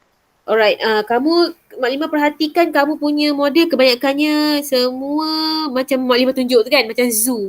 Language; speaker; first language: Malay; native; Malay